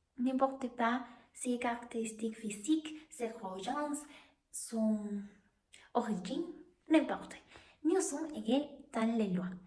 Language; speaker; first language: French; non-native, learner; Spanish